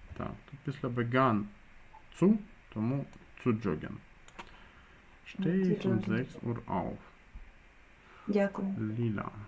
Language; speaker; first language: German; non-native, fluent; Ukrainian